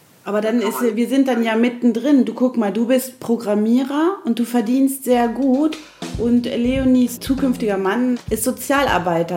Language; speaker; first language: German; native; German